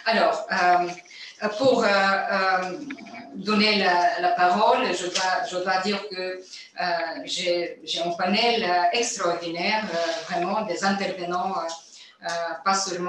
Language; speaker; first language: French; non-native, fluent; Bulgarian